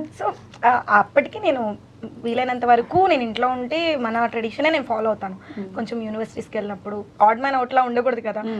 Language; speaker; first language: Telugu; native; Telugu